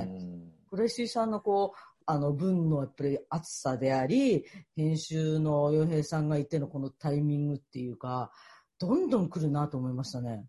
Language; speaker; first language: Japanese; native; Japanese